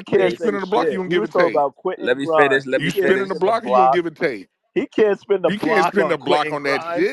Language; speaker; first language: English; native; English